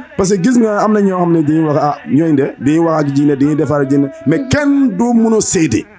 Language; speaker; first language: Wolof; non-native, fluent; Bambara